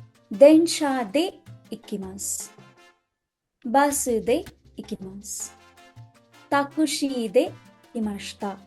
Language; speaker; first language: Japanese; non-native, fluent; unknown